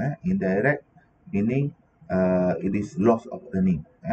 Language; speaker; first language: English; non-native, local second language; Malay